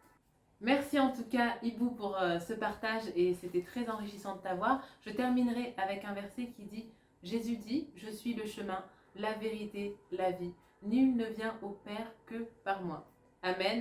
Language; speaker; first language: French; native; French